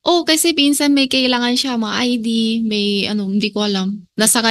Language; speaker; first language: Filipino; non-native, learner; Chinese